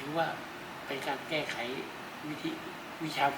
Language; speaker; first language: Thai; native; Thai